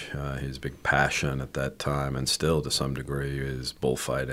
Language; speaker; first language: English; native; English